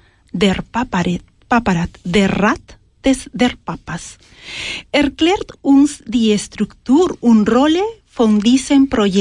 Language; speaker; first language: German; non-native, fluent; Spanish